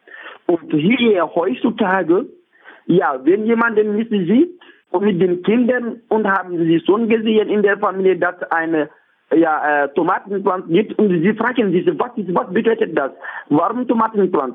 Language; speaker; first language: German; non-native, learner; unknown